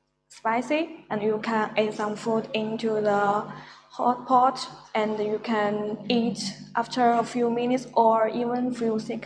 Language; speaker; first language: English; non-native, fluent; Chinese